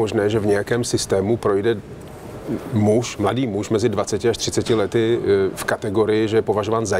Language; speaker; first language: Czech; native; Czech